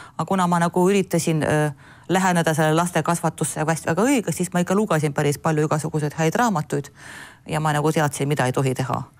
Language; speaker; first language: Estonian; native; Estonian